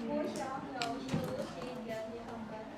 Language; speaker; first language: Chinese; non-native, learner; Indonesian